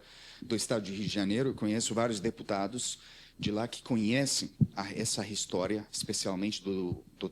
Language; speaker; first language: Portuguese; non-native, learner; Armenian